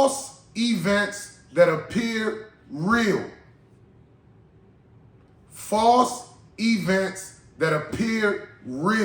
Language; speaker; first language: English; native; English